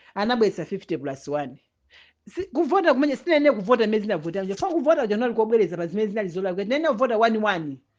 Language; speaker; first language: Nyanja; native; Nyanja